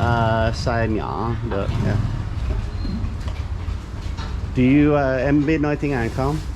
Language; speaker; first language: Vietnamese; non-native, learner; English